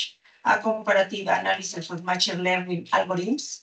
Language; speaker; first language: English; non-native, learner; Spanish